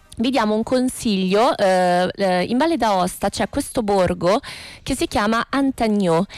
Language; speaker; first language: Italian; native; Italian